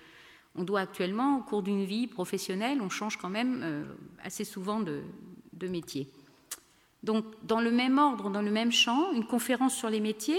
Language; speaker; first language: French; native; French